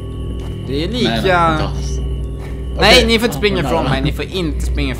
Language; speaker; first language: Swedish; native; Swedish